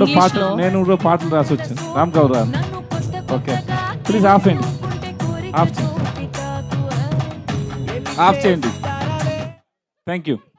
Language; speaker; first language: Telugu; non-native, learner; Tamil